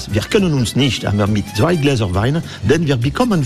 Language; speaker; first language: German; non-native, learner; French